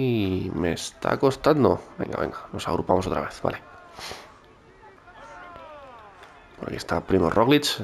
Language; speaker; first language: Spanish; native; Spanish